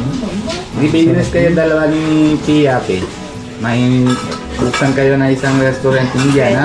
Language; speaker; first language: Filipino; non-native, learner; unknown